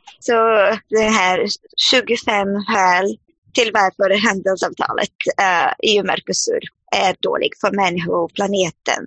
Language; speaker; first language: Swedish; non-native, fluent; Portuguese